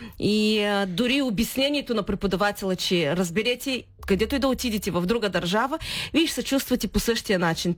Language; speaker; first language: Bulgarian; early bilingual, heritage; Bulgarian